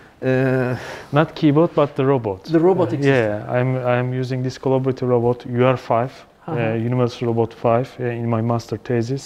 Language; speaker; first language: English; non-native, fluent; Turkish